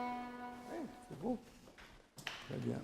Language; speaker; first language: French; non-native, fluent; Swiss German